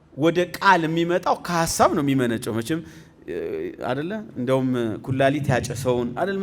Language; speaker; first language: Amharic; native; Amharic